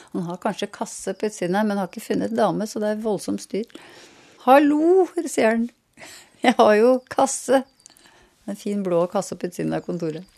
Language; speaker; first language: Norwegian; native; Norwegian